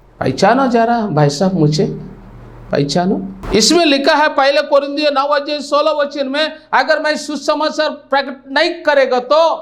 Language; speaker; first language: Hindi; non-native, local second language; Telugu